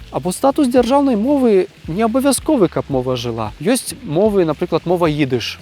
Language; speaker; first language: Belarusian; native; Belarusian